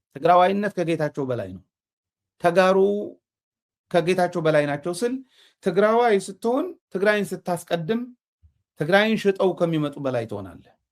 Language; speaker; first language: Amharic; non-native, local second language; Tigrinya